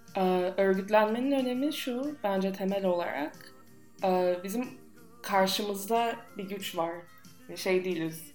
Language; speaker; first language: Turkish; non-native, fluent; English